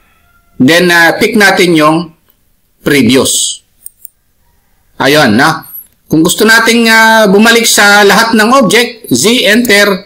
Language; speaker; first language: Filipino; native; Filipino